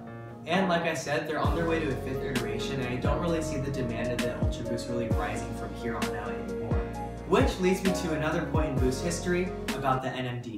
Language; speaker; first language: English; native; English